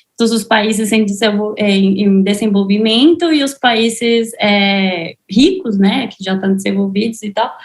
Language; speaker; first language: Portuguese; non-native, fluent; Spanish